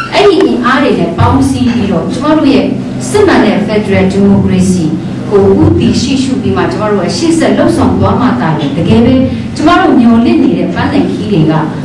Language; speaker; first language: Burmese; non-native, local second language; Kachin